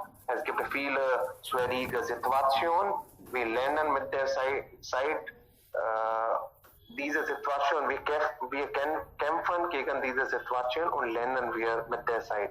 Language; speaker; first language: German; non-native, learner; Hindi